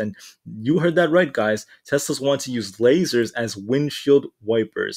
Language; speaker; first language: English; native; English